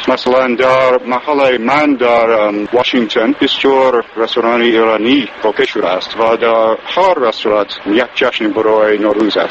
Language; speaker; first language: Persian; non-native, learner; English